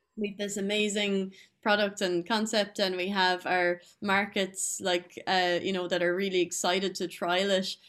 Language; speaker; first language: English; native; English